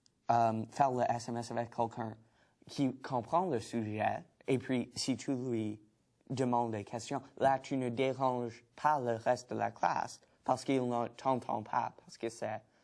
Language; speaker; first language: French; non-native, learner; English